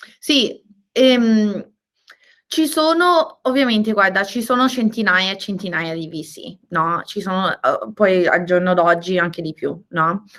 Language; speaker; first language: Italian; native; Italian